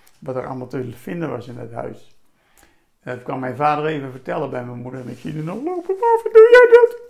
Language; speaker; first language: Dutch; native; Dutch